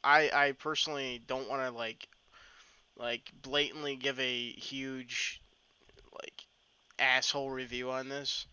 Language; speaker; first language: English; native; English